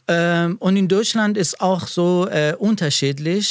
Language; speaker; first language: German; non-native, learner; Persian